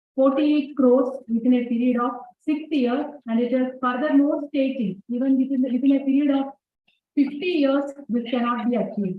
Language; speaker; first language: English; non-native, local second language; Malayalam